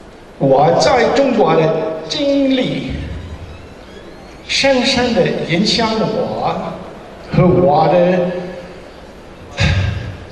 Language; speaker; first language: Chinese; non-native, learner; English